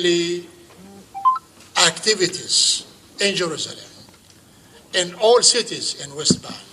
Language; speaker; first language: English; non-native, fluent; Arabic